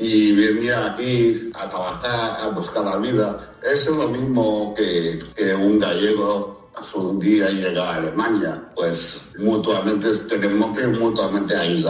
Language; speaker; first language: Spanish; non-native, fluent; Chinese